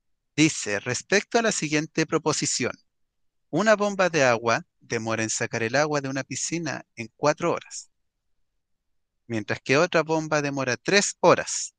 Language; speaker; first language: Spanish; native; Spanish